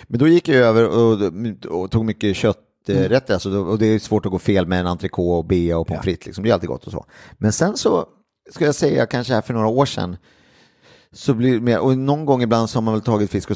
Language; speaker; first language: Swedish; native; Swedish